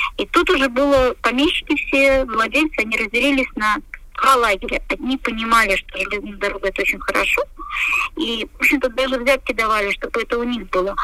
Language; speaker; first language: Russian; native; Russian